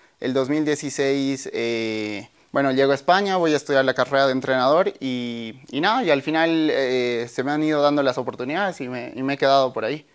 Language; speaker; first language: Spanish; native; Spanish